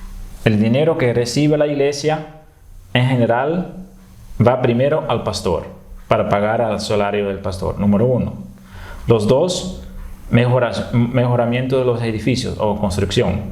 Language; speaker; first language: Spanish; non-native, fluent; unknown